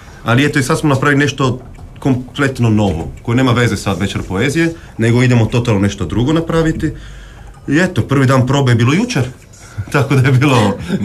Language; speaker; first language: Croatian; non-native, fluent; Italian